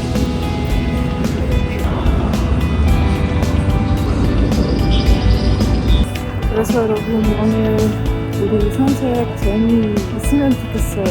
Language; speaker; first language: Korean; non-native, learner; Ukrainian